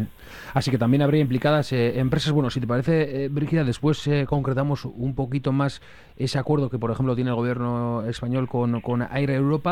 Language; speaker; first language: Spanish; native; Spanish